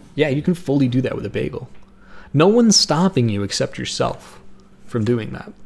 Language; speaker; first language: English; native; English